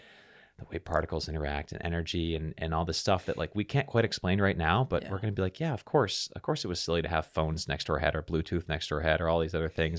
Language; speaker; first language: English; native; English